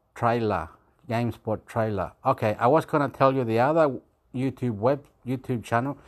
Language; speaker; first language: English; non-native, fluent; Spanish